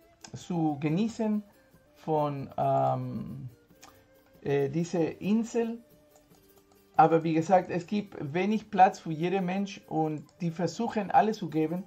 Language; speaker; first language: German; non-native, fluent; Spanish